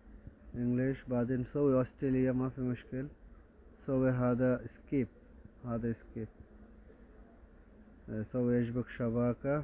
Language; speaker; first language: Arabic; non-native, learner; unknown